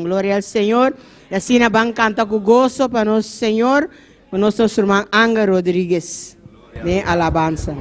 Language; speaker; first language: Spanish; non-native, learner; Papiamento